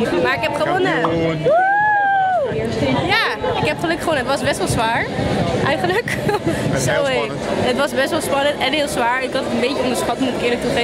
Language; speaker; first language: Dutch; native; Dutch